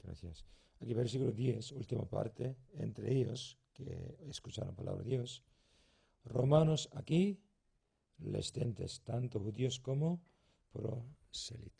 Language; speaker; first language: Spanish; non-native, learner; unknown